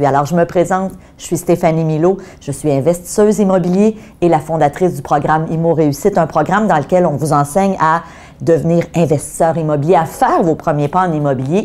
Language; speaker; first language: French; native; French